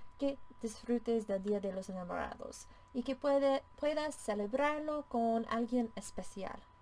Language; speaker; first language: Spanish; non-native, fluent; English